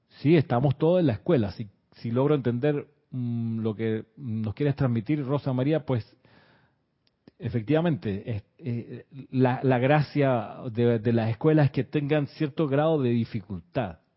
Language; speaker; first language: Spanish; native; Spanish